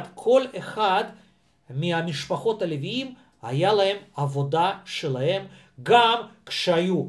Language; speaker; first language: Hebrew; non-native, fluent; Russian